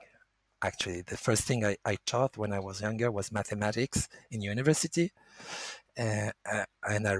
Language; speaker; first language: English; non-native, fluent; French